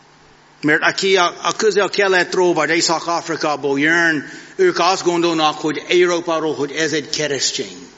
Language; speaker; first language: Hungarian; non-native, fluent; English